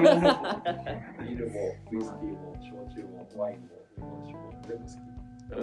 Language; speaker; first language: Japanese; non-native, learner; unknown